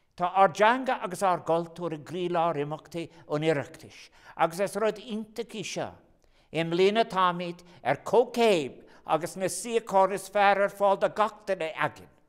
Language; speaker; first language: Irish; non-native, local second language; English